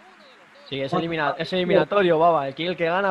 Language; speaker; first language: Spanish; native; Spanish